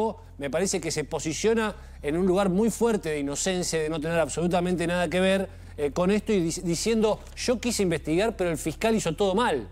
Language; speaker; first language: Spanish; native; Spanish